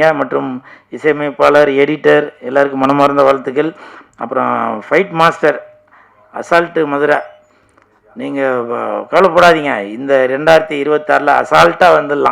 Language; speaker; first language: Tamil; native; Tamil